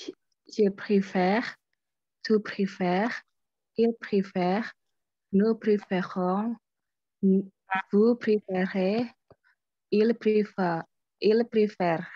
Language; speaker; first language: French; non-native, learner; Indonesian